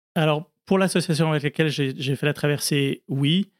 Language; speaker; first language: French; native; French